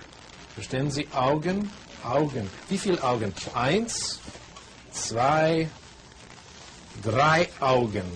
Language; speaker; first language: German; non-native, fluent; English